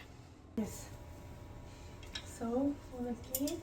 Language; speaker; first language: English; non-native, fluent; Vietnamese